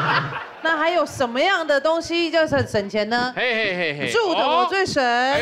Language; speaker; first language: Chinese; native; Chinese